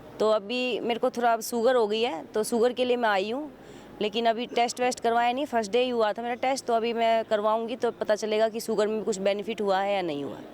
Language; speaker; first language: Hindi; native; Hindi